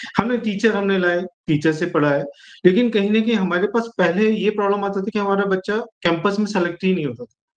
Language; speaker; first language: Hindi; native; Hindi